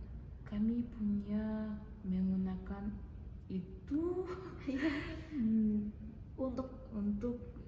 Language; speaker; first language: Indonesian; non-native, learner; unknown